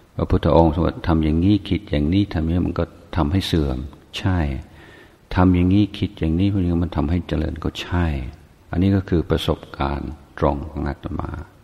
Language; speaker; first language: Thai; non-native, fluent; English